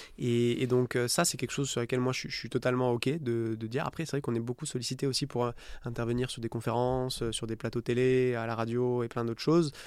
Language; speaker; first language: French; native; French